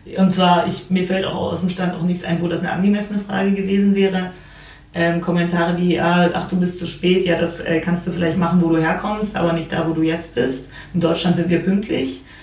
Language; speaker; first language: German; early bilingual, other home language; Polish